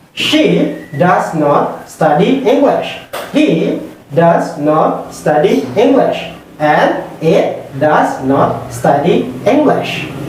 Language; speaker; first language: English; non-native, fluent; Indonesian